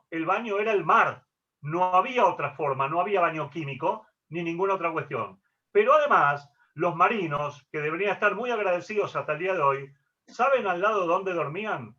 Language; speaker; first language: Spanish; native; Spanish